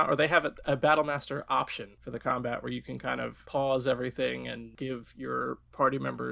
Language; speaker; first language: English; native; English